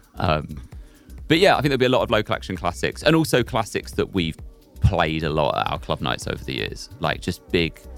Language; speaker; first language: English; native; English